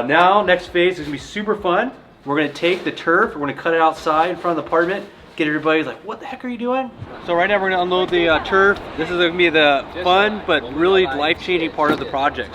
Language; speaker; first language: English; native; English